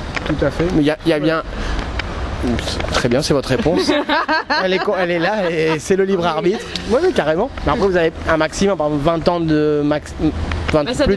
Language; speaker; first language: French; native; French